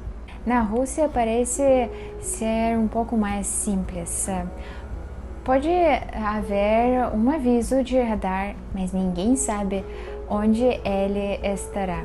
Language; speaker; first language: Portuguese; non-native, fluent; Russian